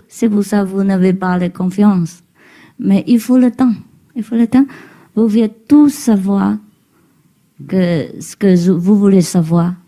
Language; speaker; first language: French; non-native, learner; Vietnamese